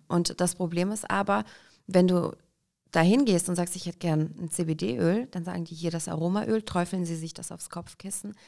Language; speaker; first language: German; early bilingual, other home language; Russian